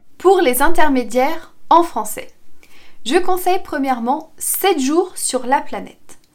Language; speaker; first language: French; native; French